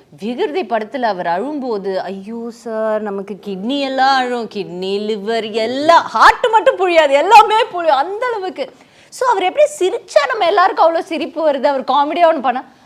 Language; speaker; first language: Tamil; native; Tamil